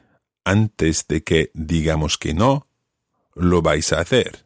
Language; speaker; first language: Spanish; non-native, fluent; English